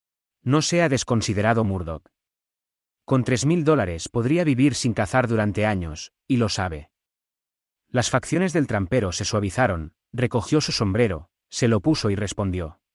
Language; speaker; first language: Spanish; native; Spanish